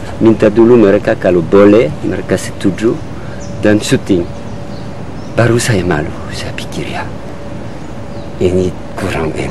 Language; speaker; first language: Indonesian; non-native, learner; French